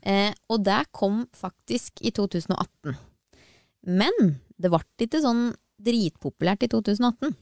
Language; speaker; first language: Norwegian; native; Norwegian